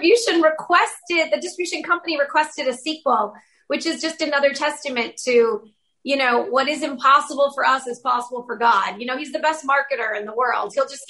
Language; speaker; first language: English; native; English